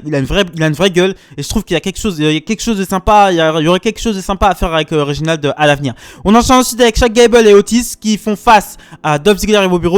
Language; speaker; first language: French; native; French